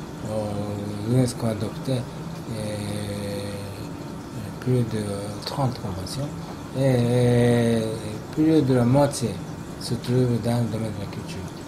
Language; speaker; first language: French; non-native, fluent; Japanese